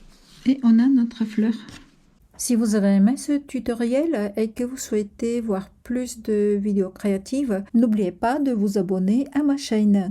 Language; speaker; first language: French; non-native, fluent; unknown